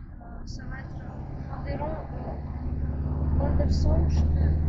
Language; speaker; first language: French; non-native, learner; Russian